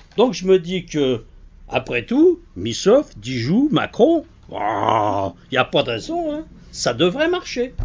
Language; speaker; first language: French; native; French